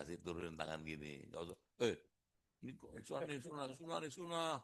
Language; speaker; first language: Indonesian; native; Indonesian